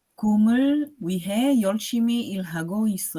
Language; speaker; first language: Korean; non-native, learner; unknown